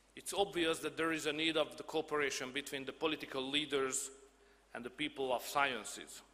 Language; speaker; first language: English; non-native, fluent; Hungarian